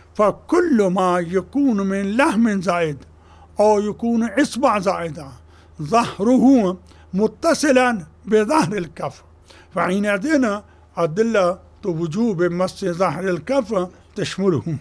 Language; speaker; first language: Arabic; non-native, fluent; Urdu